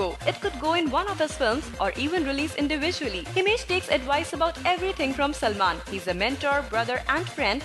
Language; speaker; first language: English; non-native, local second language; Hindi